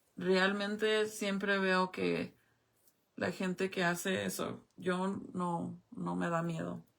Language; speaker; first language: Spanish; early bilingual, heritage; Spanish